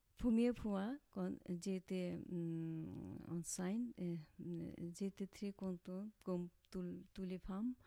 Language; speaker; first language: French; non-native, learner; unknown